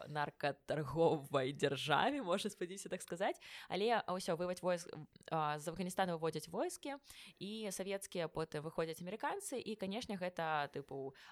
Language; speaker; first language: Belarusian; non-native, local second language; Russian